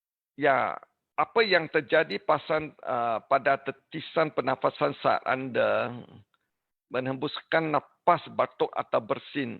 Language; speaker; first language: Indonesian; non-native, learner; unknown